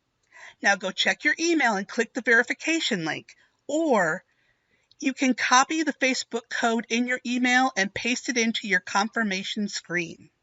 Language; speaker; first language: English; native; English